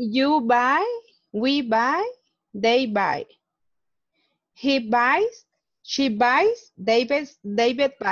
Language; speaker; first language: English; non-native, learner; Spanish